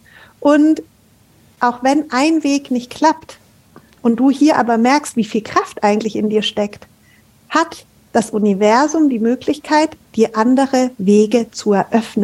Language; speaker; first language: German; native; German